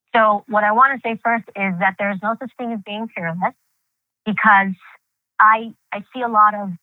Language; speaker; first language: English; early bilingual, other home language; Greek